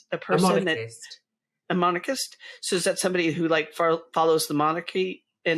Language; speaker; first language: English; native; English